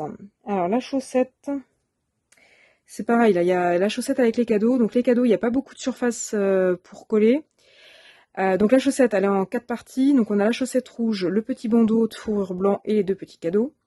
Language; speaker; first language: French; native; French